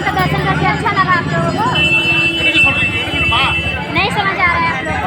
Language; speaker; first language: Hindi; non-native, local second language; Awadhi